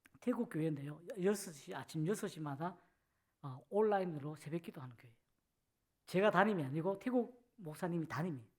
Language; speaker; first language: Korean; native; Korean